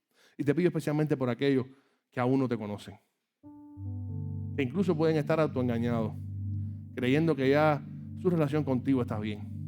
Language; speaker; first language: Spanish; native; Spanish